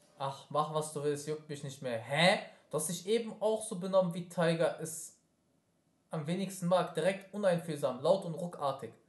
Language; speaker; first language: German; early bilingual, other home language; Arabic